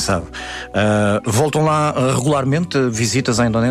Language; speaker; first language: Portuguese; native; Portuguese